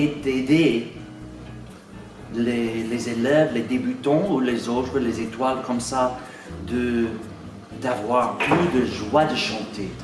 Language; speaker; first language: French; non-native, fluent; English